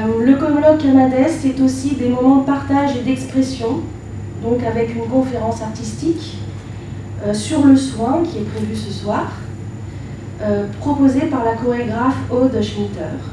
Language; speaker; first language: French; native; French